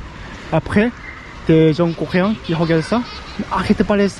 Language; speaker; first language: French; non-native, learner; Korean